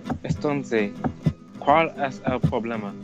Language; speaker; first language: Spanish; non-native, learner; English